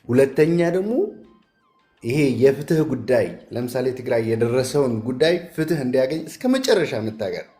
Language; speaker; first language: Amharic; non-native, local second language; Tigrinya